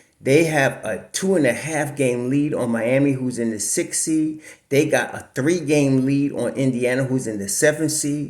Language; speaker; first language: English; native; English